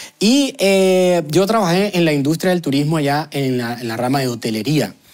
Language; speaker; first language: Spanish; native; Spanish